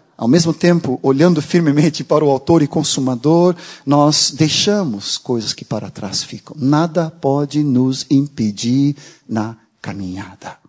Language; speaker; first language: Portuguese; non-native, fluent; Swedish